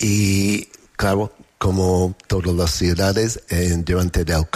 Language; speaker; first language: Spanish; non-native, learner; English